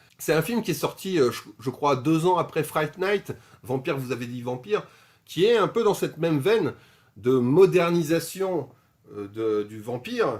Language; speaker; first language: French; native; French